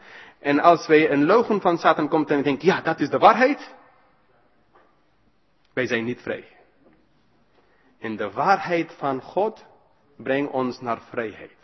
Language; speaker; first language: Dutch; non-native, fluent; English